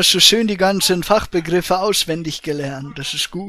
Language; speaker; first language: German; native; German